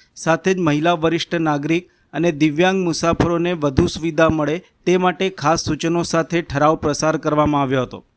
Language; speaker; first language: Gujarati; native; Gujarati